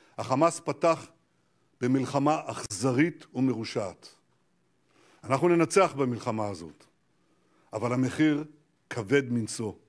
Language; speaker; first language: Hebrew; native; Hebrew